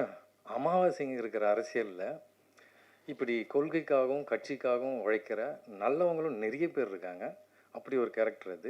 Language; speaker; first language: Tamil; native; Tamil